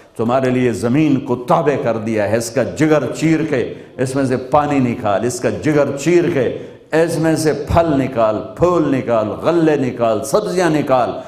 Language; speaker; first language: Urdu; non-native, local second language; Punjabi